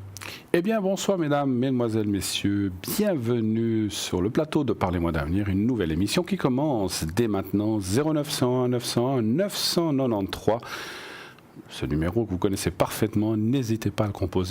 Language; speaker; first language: French; native; French